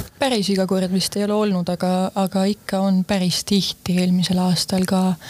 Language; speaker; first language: Estonian; native; Estonian